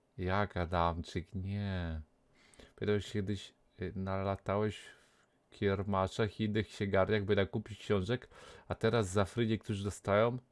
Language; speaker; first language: Polish; native; Polish